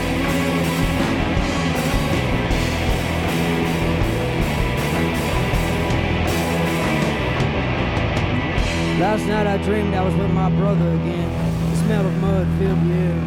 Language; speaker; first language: English; native; English